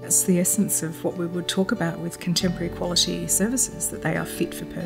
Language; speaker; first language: English; native; English